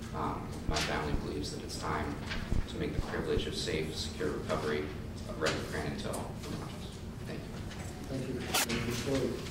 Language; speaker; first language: English; native; English